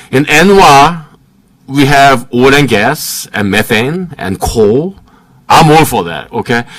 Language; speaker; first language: English; early bilingual, other home language; Korean